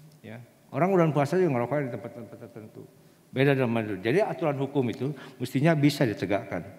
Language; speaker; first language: Indonesian; native; Indonesian